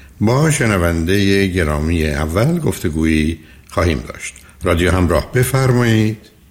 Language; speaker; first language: Persian; native; Persian